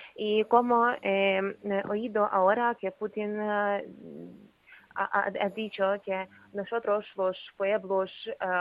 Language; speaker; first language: Spanish; non-native, fluent; Ukrainian